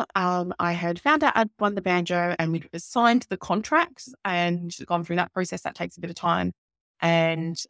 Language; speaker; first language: English; native; English